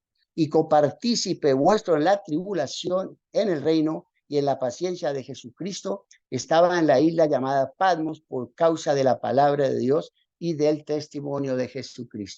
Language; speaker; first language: Spanish; native; Spanish